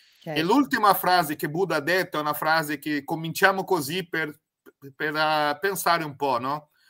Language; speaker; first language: Italian; non-native, fluent; Portuguese